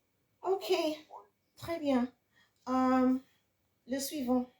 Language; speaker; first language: French; non-native, fluent; English